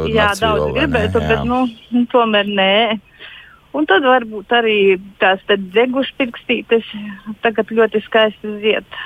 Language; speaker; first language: Latvian; native; Latvian